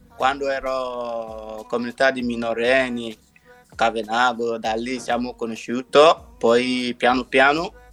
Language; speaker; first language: Italian; non-native, learner; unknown